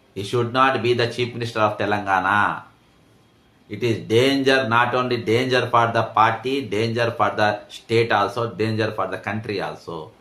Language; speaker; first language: English; non-native, local second language; Telugu